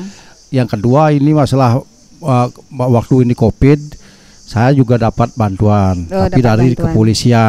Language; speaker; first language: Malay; non-native, local second language; Balinese